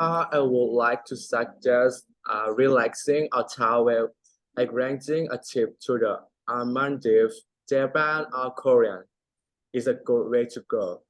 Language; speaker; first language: English; non-native, learner; Thai